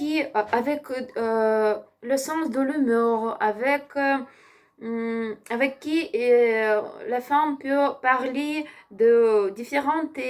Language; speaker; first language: French; non-native, learner; Ukrainian